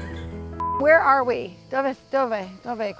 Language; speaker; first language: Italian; non-native, learner; English